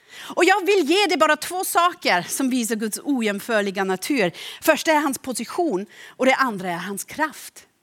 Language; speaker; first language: Swedish; non-native, fluent; German